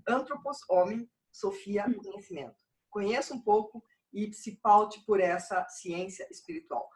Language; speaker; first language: Portuguese; native; Portuguese